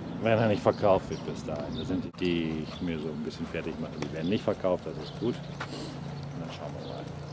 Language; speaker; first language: German; native; German